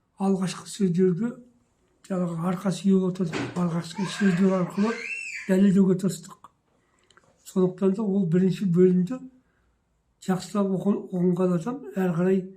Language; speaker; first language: Kazakh; native; Kazakh